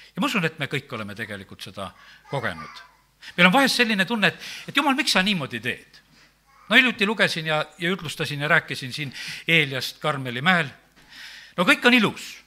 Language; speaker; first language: Estonian; native; Estonian